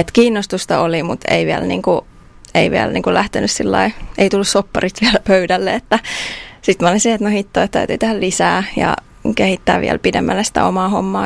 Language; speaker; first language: Finnish; native; Finnish